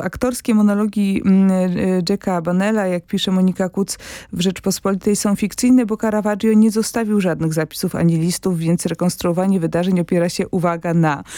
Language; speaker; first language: Polish; native; Polish